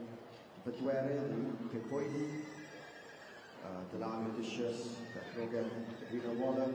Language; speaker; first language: Welsh; native; Welsh